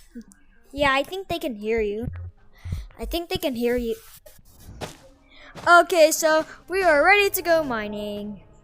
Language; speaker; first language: English; native; English